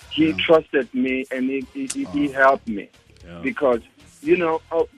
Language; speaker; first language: English; non-native, local second language; Zulu